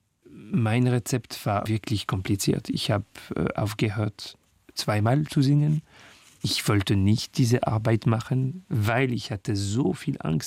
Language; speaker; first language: German; non-native, learner; French